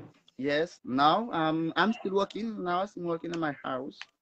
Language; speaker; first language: English; non-native, learner; Haitian Creole